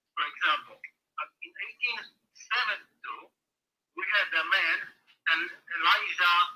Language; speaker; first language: English; non-native, fluent; Polish